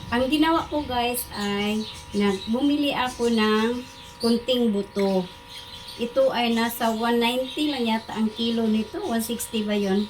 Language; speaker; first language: Filipino; non-native, local second language; Cebuano